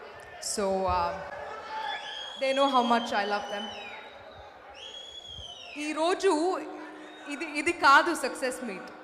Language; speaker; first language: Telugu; non-native, learner; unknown